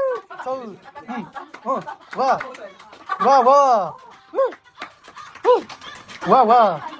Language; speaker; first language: Korean; non-native, fluent; Nepali